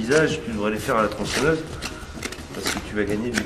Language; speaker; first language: French; native; French